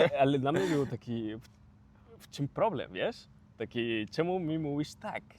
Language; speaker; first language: Polish; non-native, learner; Spanish